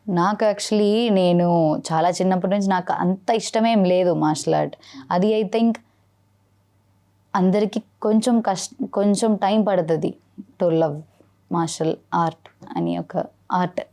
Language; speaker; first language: Telugu; non-native, learner; Malayalam